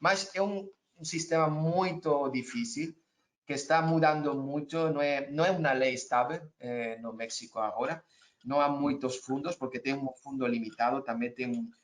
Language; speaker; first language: Portuguese; non-native, learner; Spanish